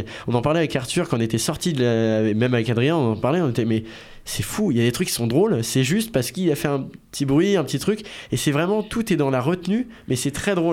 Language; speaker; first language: French; native; French